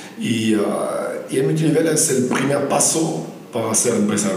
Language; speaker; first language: Spanish; non-native, learner; French